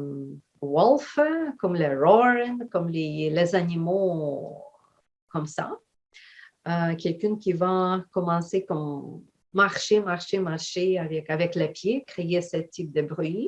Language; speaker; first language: French; non-native, fluent; Ukrainian